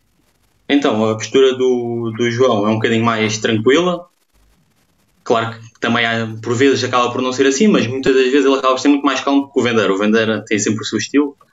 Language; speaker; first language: Portuguese; native; Portuguese